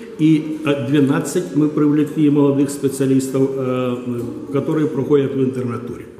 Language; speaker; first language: Russian; native; Russian